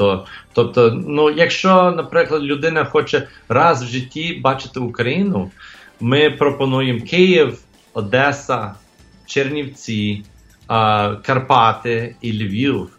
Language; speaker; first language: Ukrainian; early bilingual, heritage; English